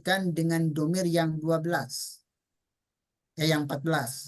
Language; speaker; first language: Indonesian; native; Indonesian